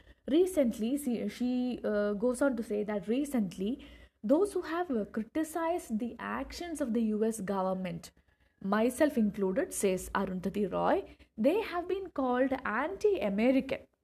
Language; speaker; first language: English; non-native, local second language; Malayalam